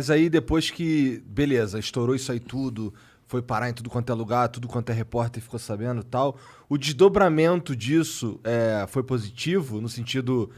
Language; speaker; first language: Portuguese; native; Portuguese